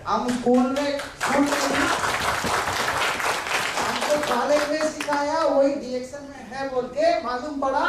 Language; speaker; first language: Hindi; non-native, local second language; Tamil